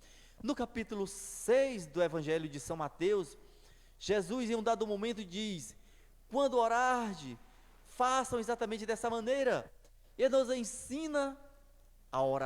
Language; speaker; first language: Portuguese; native; Portuguese